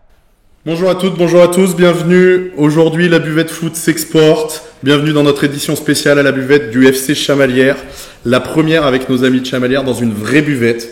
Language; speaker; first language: French; native; French